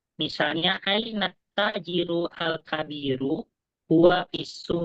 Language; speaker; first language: Arabic; non-native, fluent; Indonesian